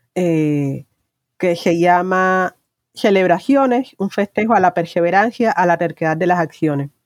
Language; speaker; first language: Spanish; native; Spanish